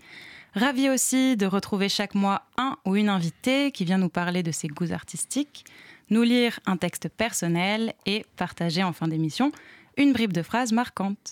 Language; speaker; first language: French; native; French